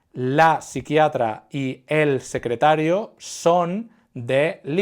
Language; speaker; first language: Spanish; non-native, fluent; English